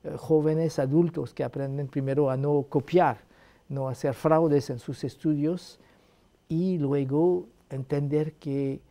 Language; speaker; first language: Spanish; non-native, fluent; Arabic